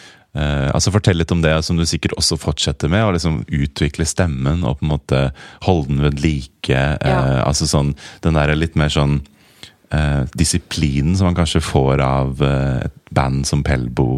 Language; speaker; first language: Norwegian; native; Norwegian